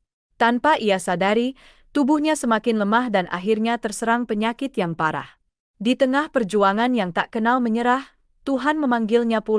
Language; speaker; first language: Indonesian; native; Indonesian